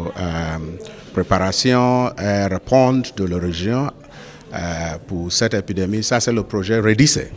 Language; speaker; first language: French; non-native, learner; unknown